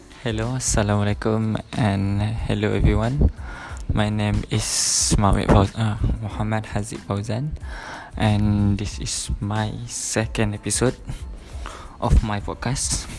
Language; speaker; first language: English; non-native, learner; Malay